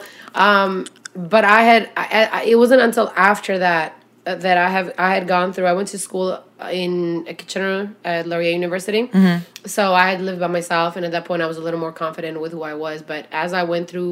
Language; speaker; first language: English; early bilingual, other home language; Albanian